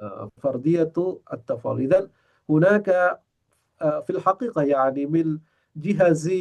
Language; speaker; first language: Arabic; non-native, fluent; Indonesian